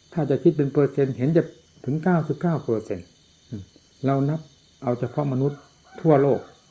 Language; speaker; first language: Thai; non-native, local second language; Northeastern Thai